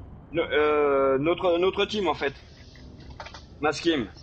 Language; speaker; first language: French; native; French